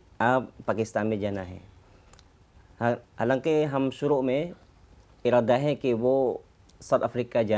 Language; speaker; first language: Hindi; non-native, fluent; Khmer